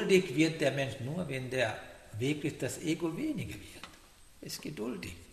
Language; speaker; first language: German; non-native, fluent; Sinhala